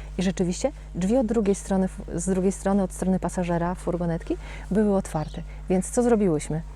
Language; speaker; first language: Polish; non-native, fluent; Spanish